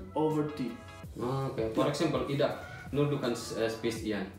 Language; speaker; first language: Swedish; non-native, fluent; Persian